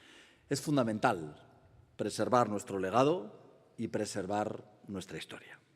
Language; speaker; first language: Spanish; native; Spanish